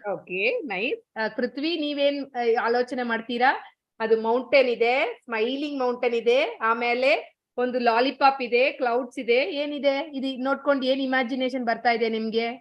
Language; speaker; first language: Kannada; non-native, learner; Tamil